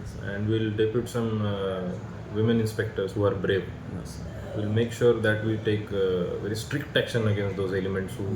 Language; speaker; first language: English; non-native, local second language; Marathi